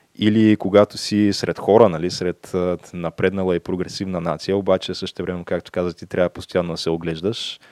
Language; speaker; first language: Bulgarian; native; Bulgarian